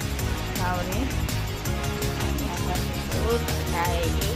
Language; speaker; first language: Hindi; non-native, learner; Nepali